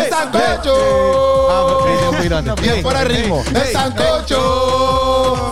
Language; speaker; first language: Spanish; native; Spanish